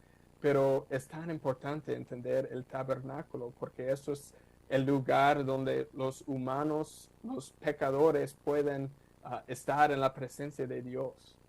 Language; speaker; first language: Spanish; non-native, fluent; English